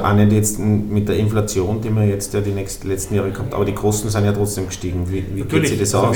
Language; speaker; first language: German; native; German